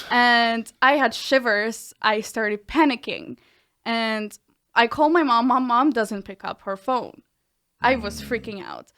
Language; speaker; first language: English; non-native, fluent; Ukrainian